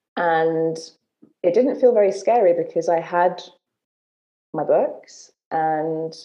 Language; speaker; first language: English; native; English